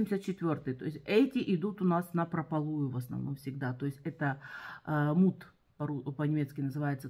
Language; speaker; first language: Russian; native; Russian